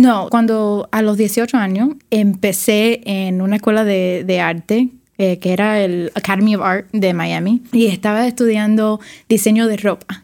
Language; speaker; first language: Spanish; early bilingual, other home language; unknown